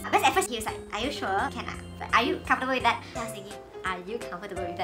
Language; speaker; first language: English; non-native, local second language; Chinese